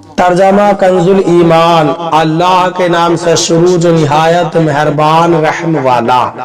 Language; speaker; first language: Urdu; native; Urdu